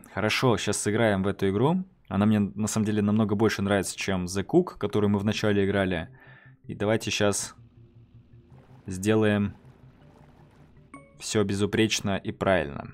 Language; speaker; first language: Russian; native; Russian